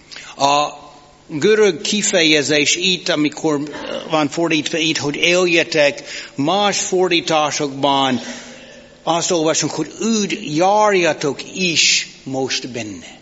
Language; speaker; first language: Hungarian; non-native, fluent; English